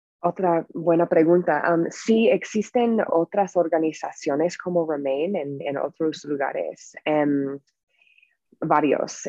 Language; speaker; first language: Spanish; non-native, fluent; English